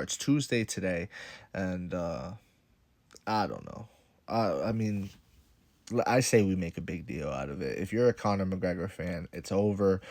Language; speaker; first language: English; native; English